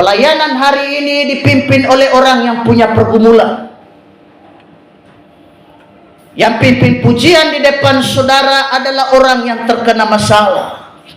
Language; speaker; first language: Indonesian; native; Indonesian